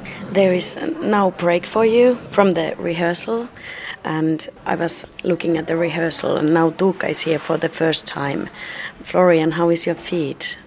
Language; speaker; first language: English; non-native, fluent; Finnish